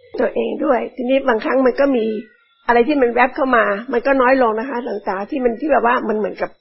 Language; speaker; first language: Thai; native; Thai